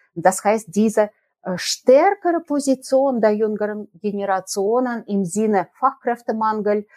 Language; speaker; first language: German; non-native, fluent; Russian